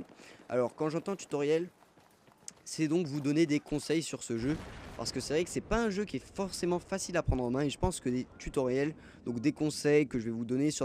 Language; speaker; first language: French; native; French